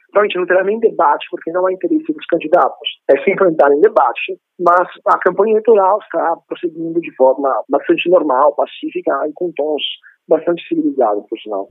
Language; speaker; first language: Portuguese; non-native, fluent; Italian